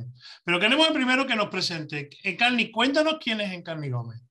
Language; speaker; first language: Spanish; native; Spanish